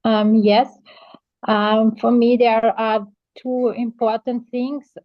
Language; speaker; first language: English; non-native, fluent; German